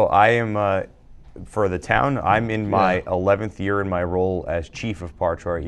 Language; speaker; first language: English; native; English